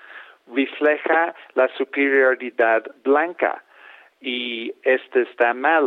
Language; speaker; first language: Spanish; non-native, fluent; English